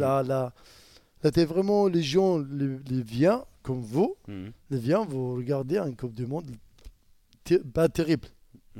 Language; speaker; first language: French; non-native, learner; Arabic